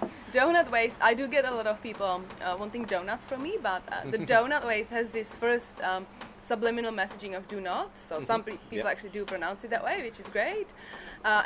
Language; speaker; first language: English; non-native, fluent; Czech